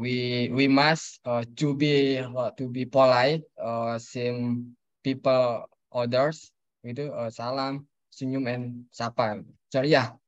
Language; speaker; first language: English; non-native, learner; Indonesian